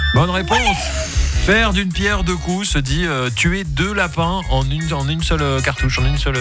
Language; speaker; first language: French; native; French